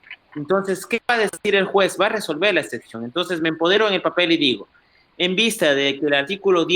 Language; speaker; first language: Spanish; native; Spanish